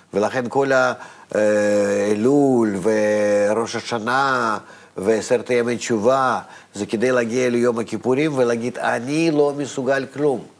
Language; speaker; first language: Hebrew; non-native, fluent; Russian